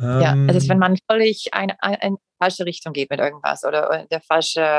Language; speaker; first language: German; non-native, fluent; English